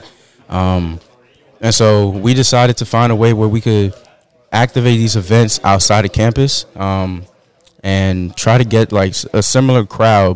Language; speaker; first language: English; native; English